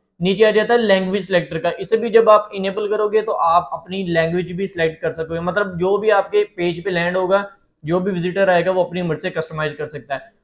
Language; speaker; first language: Urdu; native; Urdu